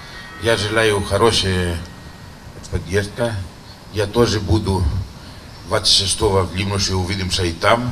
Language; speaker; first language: Russian; non-native, learner; Greek